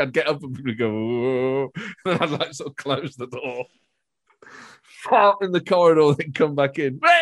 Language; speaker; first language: English; native; English